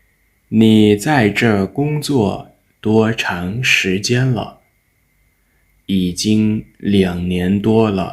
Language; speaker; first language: Chinese; non-native, fluent; Lao